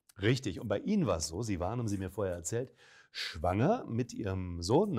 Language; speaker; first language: German; native; German